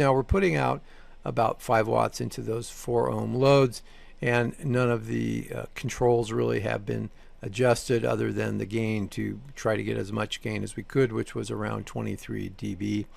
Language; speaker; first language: English; native; English